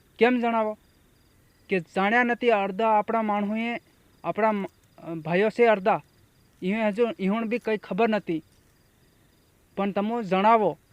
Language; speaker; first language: Gujarati; non-native, local second language; Bhili